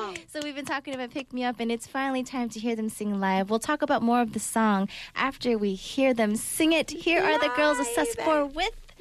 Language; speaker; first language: English; early bilingual, other home language; Korean